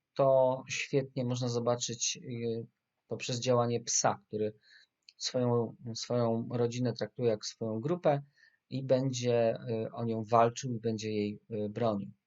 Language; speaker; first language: Polish; native; Polish